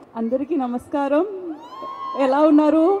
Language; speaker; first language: Telugu; non-native, learner; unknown